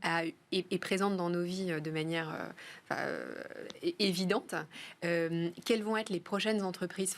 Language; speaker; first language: French; native; French